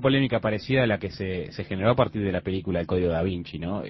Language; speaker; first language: Spanish; native; Spanish